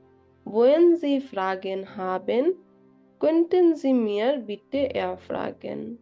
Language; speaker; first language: German; non-native, learner; Bangla